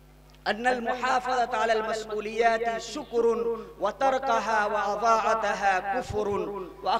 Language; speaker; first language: Arabic; non-native, learner; Urdu